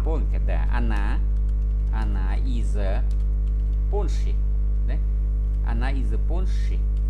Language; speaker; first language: Russian; non-native, fluent; Vietnamese